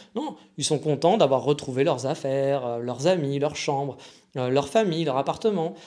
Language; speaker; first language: French; native; French